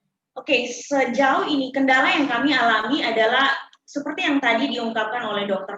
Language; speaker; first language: Indonesian; native; Indonesian